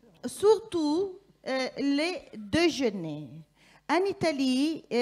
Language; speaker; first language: French; non-native, fluent; Italian